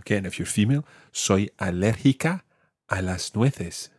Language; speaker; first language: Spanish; non-native, fluent; English